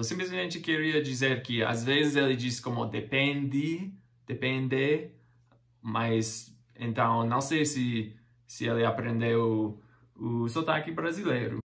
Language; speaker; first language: Portuguese; non-native, fluent; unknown